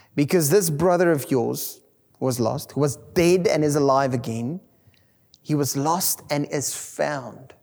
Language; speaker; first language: English; non-native, local second language; Afrikaans